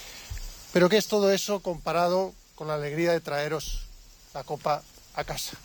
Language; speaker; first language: Spanish; native; Spanish